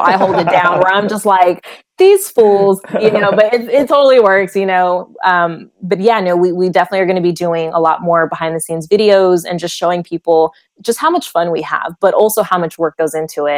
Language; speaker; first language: English; native; English